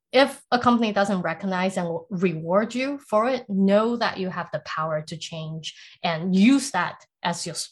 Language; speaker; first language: English; early bilingual, other home language; Chinese